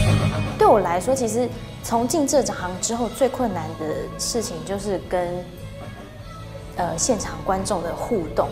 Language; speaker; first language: Chinese; native; Chinese